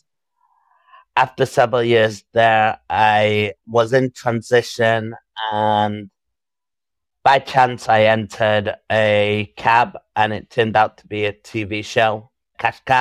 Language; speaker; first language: English; native; English